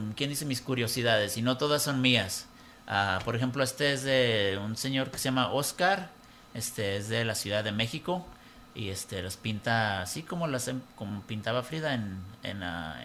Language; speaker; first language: Spanish; early bilingual, heritage; Spanish